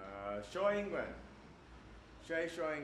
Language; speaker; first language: Chinese; non-native, learner; English